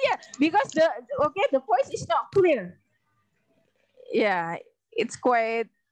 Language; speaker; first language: English; non-native, learner; Indonesian